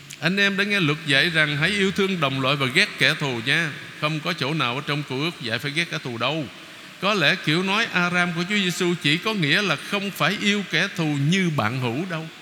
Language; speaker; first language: Vietnamese; native; Vietnamese